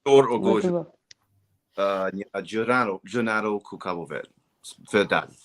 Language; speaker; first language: Portuguese; non-native, learner; English